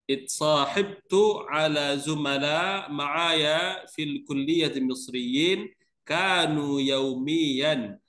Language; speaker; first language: Arabic; non-native, learner; Indonesian